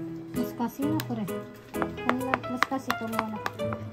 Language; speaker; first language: Japanese; non-native, fluent; Filipino